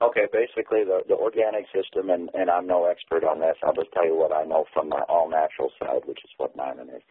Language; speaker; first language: English; native; English